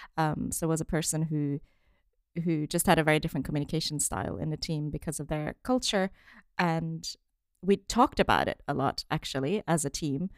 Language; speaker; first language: English; non-native, fluent; French